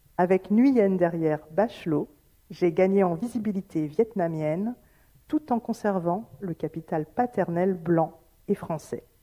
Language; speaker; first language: French; native; French